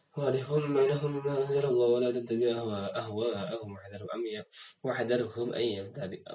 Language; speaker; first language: Arabic; non-native, learner; Indonesian